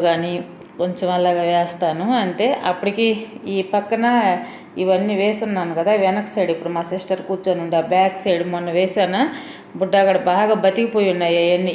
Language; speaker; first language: Telugu; native; Telugu